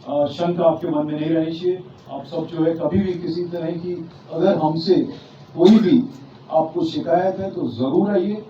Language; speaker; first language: Hindi; non-native, local second language; Marathi